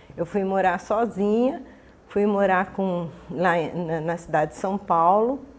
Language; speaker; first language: Portuguese; early bilingual, other home language; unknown